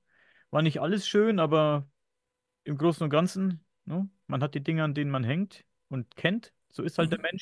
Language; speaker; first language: German; native; German